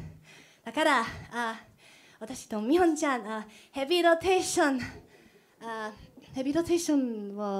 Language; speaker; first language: Japanese; non-native, learner; English